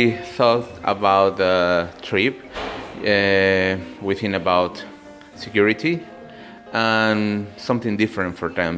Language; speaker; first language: English; non-native, learner; Spanish